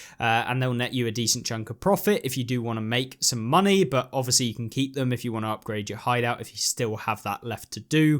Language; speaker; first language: English; native; English